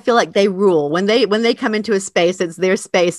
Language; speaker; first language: English; native; English